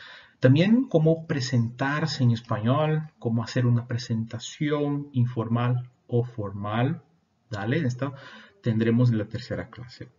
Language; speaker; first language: Spanish; non-native, fluent; Portuguese